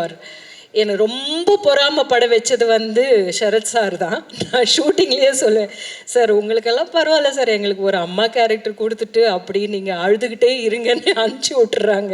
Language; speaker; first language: Tamil; native; Tamil